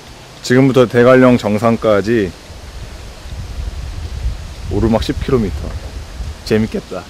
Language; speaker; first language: Korean; native; Korean